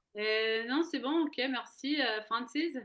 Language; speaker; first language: French; non-native, fluent; Hebrew